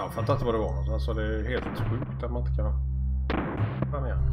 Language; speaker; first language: Swedish; native; Swedish